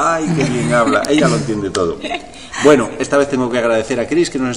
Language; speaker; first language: Spanish; native; Spanish